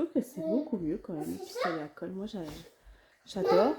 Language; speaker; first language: French; native; French